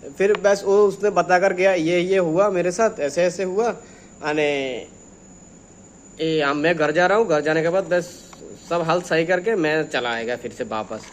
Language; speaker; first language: Hindi; non-native, learner; Bangla